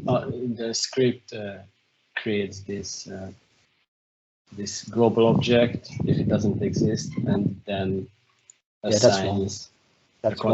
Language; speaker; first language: English; non-native, fluent; Hungarian